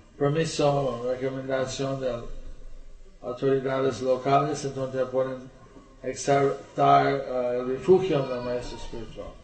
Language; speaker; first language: Spanish; non-native, learner; English